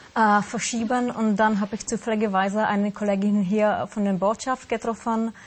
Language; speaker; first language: German; non-native, fluent; Russian